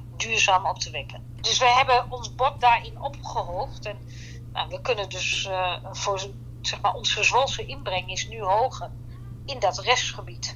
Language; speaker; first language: Dutch; native; Dutch